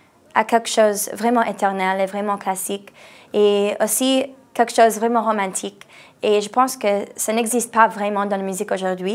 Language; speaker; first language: French; non-native, local second language; English